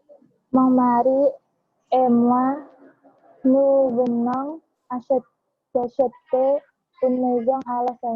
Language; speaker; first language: French; non-native, learner; Indonesian